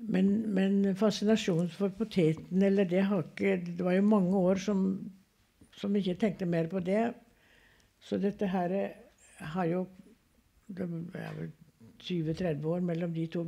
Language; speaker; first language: Norwegian; native; Norwegian